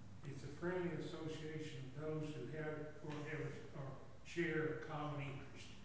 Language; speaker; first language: English; native; English